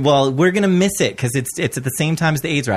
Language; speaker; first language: English; native; English